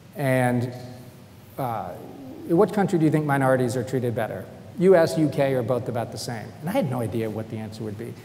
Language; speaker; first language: English; native; English